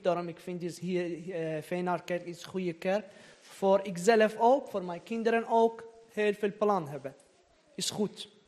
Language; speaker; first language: Dutch; non-native, learner; Persian